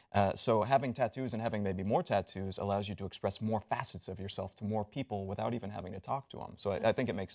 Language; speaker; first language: English; native; English